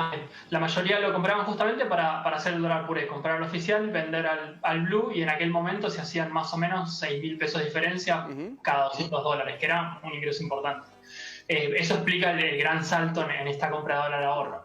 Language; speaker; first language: Spanish; native; Spanish